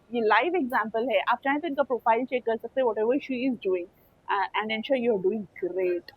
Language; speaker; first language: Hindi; native; Hindi